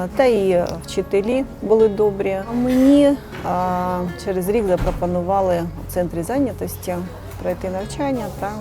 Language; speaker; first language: Ukrainian; native; Ukrainian